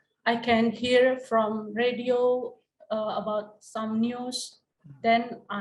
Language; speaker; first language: English; non-native, learner; Indonesian